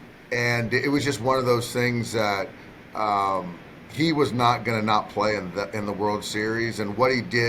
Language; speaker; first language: English; native; English